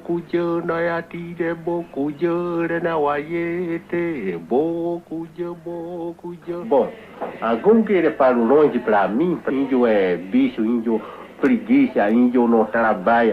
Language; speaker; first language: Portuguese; non-native, local second language; Kayapó